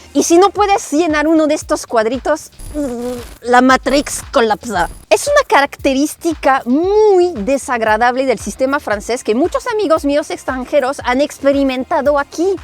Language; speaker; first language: Spanish; non-native, fluent; French